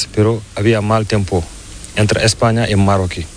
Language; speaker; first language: Spanish; non-native, learner; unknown